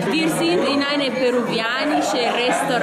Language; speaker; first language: German; early bilingual, other home language; Spanish